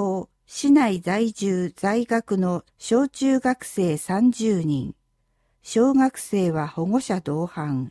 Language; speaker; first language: Japanese; native; Japanese